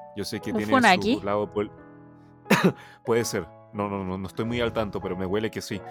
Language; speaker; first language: Spanish; early bilingual, other home language; Chinese